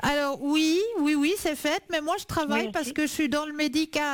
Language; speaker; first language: French; native; French